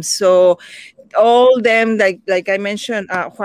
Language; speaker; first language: English; non-native, fluent; Spanish